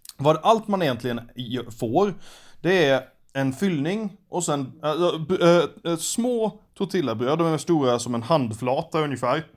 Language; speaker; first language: Swedish; native; Swedish